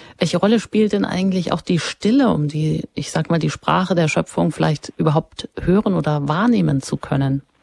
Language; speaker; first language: German; native; German